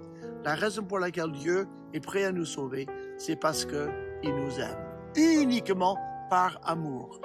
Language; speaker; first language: French; non-native, fluent; English